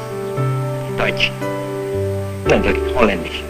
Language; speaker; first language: German; non-native, fluent; Indonesian